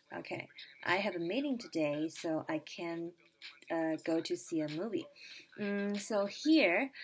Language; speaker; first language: English; non-native, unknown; Chinese